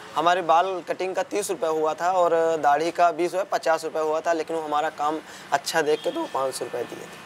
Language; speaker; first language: Hindi; native; Hindi